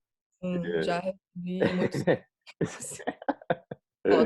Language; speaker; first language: Portuguese; non-native, fluent; English